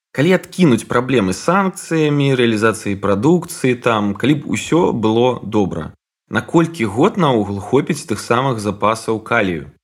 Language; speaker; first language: Belarusian; non-native, local second language; Russian